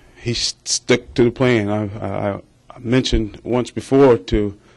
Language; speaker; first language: English; native; English